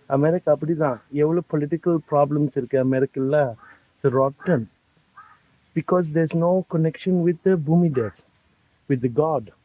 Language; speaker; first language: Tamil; non-native, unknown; English